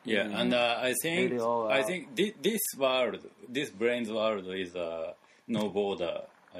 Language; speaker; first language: English; non-native, learner; Japanese